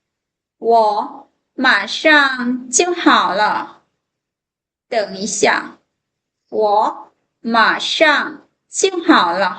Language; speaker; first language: Chinese; non-native, fluent; Lao